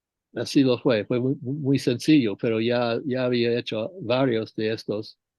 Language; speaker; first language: Spanish; non-native, fluent; English